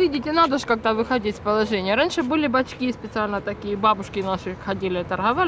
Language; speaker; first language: Russian; native; Russian